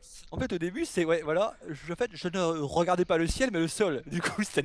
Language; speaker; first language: French; native; French